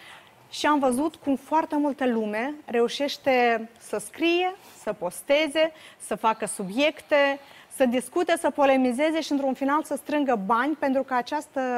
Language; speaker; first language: Romanian; native; Romanian